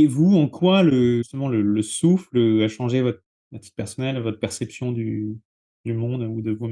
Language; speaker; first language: French; native; French